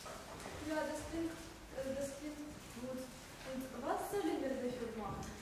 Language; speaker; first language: German; non-native, learner; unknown